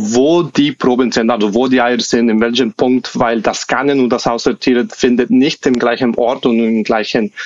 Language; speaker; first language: German; non-native, fluent; Spanish